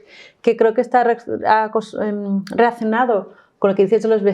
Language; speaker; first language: Spanish; non-native, fluent; English